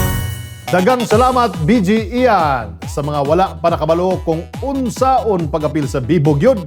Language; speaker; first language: Cebuano; native; Cebuano